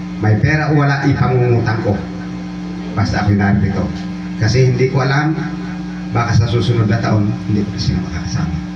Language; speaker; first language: Filipino; non-native, local second language; Bikol